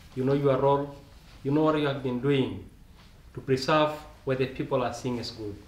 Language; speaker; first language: English; non-native, local second language; Masai